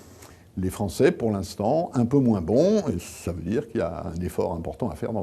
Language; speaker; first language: French; native; French